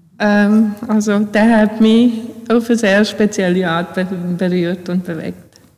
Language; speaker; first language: German; early bilingual, other home language; Bosnian